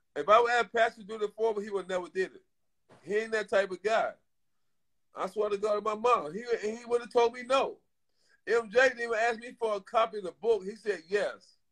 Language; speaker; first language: English; native; English